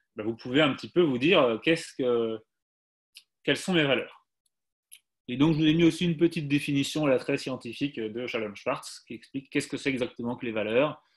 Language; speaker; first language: French; native; French